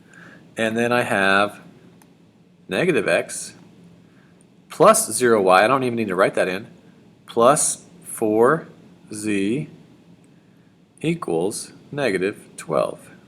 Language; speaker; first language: English; native; English